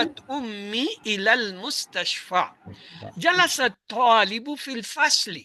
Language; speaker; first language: Arabic; non-native, fluent; Urdu